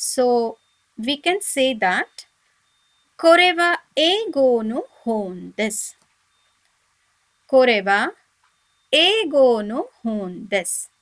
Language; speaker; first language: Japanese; non-native, fluent; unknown